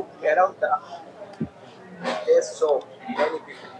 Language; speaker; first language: English; non-native, learner; Bangla